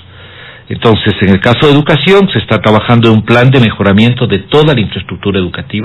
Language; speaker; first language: Spanish; native; Spanish